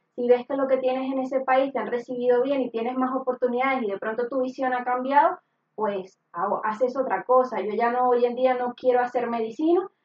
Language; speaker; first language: Spanish; native; Spanish